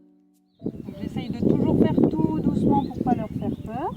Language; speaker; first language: French; native; French